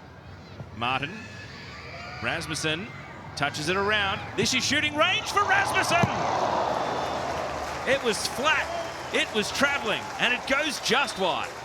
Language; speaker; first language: English; native; English